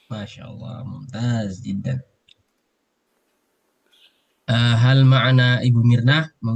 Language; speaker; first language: Arabic; non-native, fluent; Indonesian